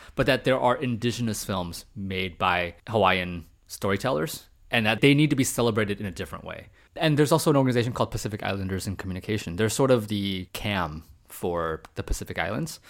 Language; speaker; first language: English; early bilingual, other home language; Chinese